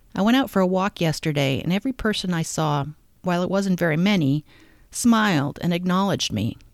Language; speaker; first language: English; native; English